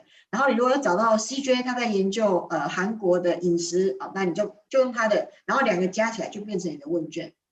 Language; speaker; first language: Chinese; native; Chinese